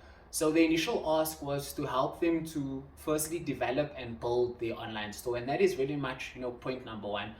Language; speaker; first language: English; non-native, local second language; Afrikaans